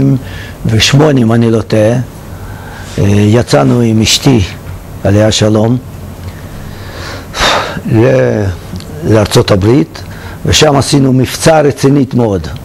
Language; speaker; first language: Hebrew; non-native, fluent; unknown